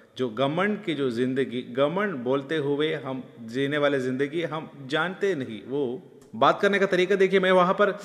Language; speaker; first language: Hindi; non-native, local second language; Malayalam